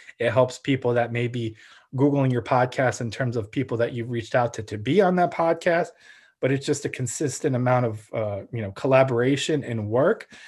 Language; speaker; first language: English; early bilingual, other home language; Ukrainian